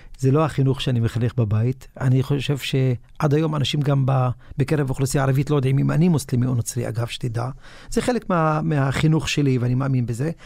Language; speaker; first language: Hebrew; non-native, local second language; Arabic